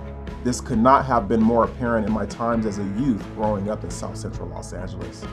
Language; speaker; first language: English; native; English